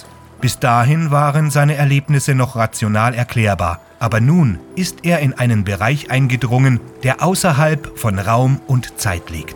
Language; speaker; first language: German; native; German